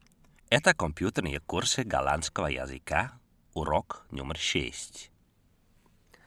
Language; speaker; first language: Russian; non-native, fluent; Dutch